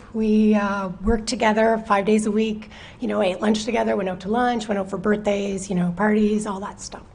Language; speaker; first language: English; native; English